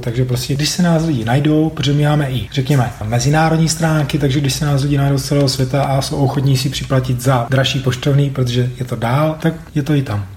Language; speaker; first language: Czech; native; Czech